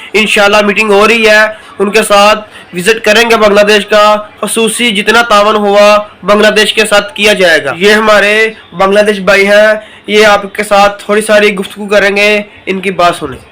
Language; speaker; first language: Hindi; non-native, learner; Bangla